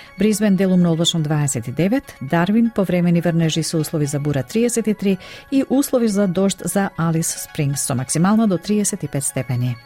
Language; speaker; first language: Macedonian; native; Macedonian